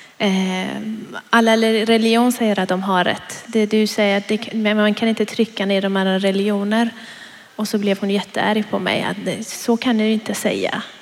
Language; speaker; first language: Swedish; non-native, fluent; Persian